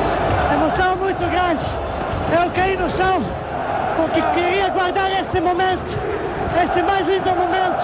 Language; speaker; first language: Portuguese; non-native, fluent; Serbian